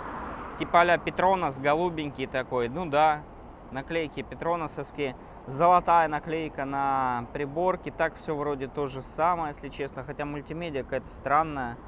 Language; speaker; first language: Russian; native; Russian